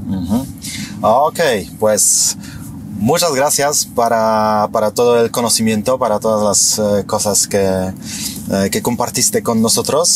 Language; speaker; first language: Spanish; non-native, fluent; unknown